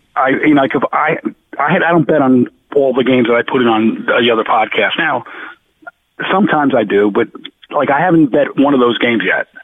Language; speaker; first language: English; native; English